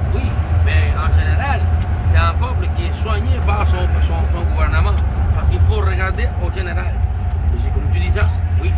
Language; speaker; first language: French; native; French